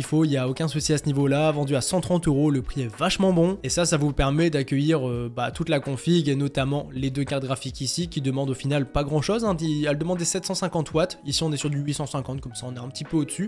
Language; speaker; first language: French; native; French